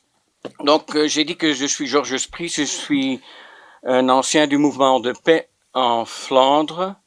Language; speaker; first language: French; non-native, local second language; Dutch